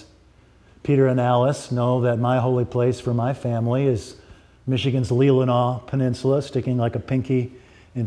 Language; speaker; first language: English; native; English